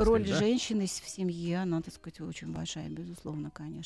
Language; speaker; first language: Russian; native; Russian